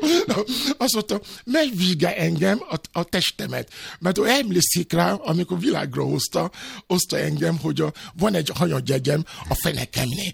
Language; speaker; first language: Hungarian; non-native, fluent; Yoruba